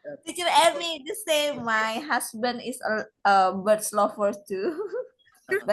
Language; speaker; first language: English; non-native, learner; Indonesian